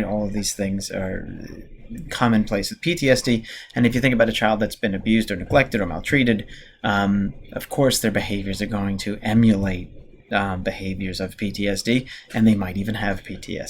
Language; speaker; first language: English; native; English